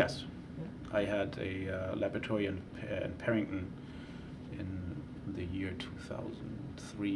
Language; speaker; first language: English; non-native, fluent; German